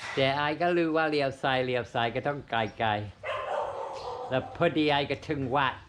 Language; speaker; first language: Thai; non-native, learner; English